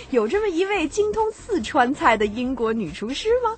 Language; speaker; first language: Chinese; native; Chinese